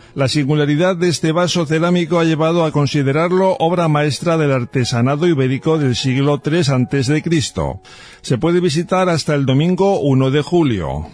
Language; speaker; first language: Spanish; native; Spanish